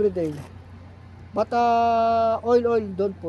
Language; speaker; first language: English; non-native, learner; Filipino